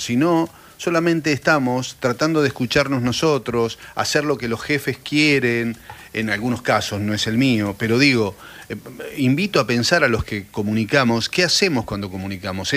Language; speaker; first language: Spanish; native; Spanish